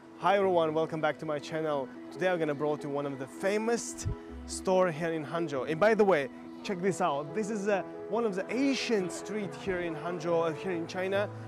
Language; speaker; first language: English; non-native, fluent; Uzbek